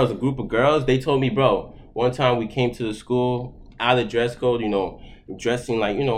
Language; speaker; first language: English; early bilingual, other home language; Haitian Creole